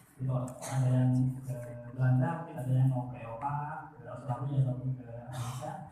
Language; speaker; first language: Indonesian; non-native, local second language; Madurese